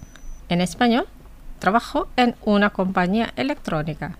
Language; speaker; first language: Spanish; non-native, fluent; Indonesian